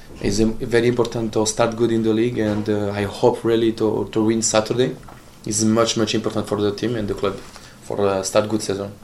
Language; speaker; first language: English; non-native, learner; Italian